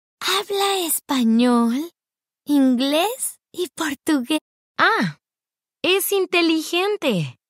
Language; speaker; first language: Spanish; non-native, learner; English